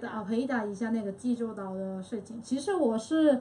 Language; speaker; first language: Chinese; non-native, fluent; Korean